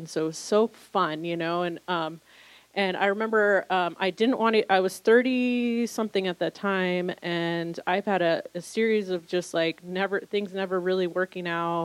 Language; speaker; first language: English; native; English